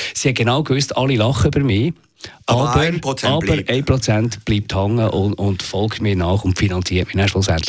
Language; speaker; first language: German; native; German